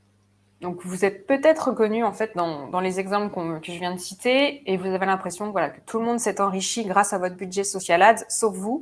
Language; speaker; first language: French; native; French